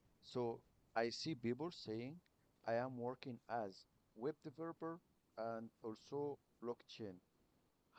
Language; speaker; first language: English; non-native, learner; Arabic